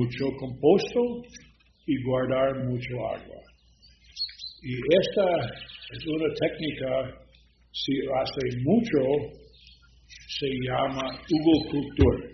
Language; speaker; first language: Spanish; non-native, learner; English